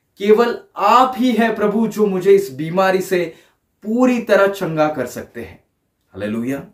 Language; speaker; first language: Hindi; non-native, local second language; Marathi